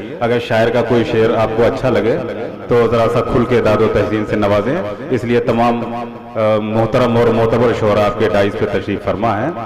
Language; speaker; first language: Urdu; native; Urdu